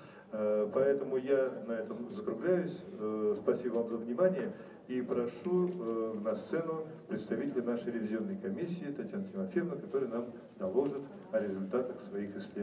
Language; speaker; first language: Russian; native; Russian